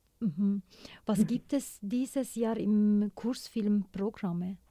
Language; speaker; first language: German; non-native, learner; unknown